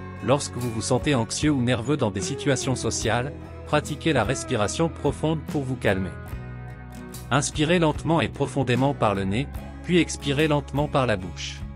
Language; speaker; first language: French; native; French